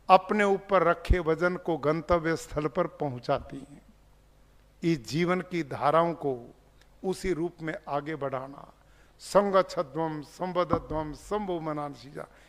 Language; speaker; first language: Hindi; native; Hindi